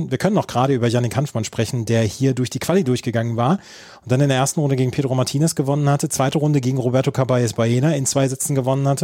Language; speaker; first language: German; native; German